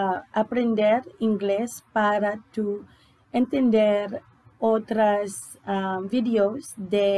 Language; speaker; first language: Spanish; non-native, learner; English